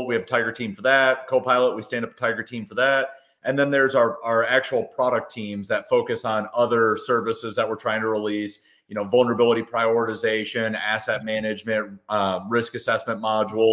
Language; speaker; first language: English; native; English